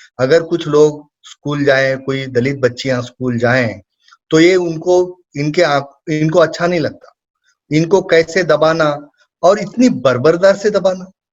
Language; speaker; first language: Hindi; non-native, local second language; Marathi